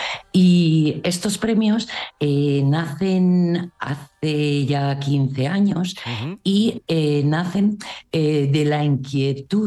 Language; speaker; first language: Spanish; native; Spanish